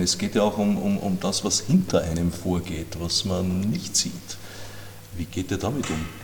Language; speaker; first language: German; native; German